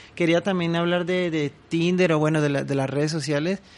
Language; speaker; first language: Spanish; early bilingual, heritage; French